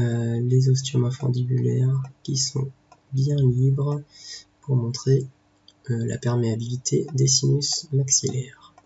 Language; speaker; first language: French; native; French